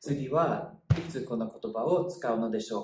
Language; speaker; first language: Japanese; non-native, fluent; English